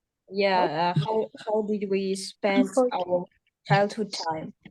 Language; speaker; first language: English; non-native, learner; Uzbek